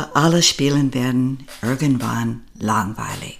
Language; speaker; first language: German; non-native, fluent; English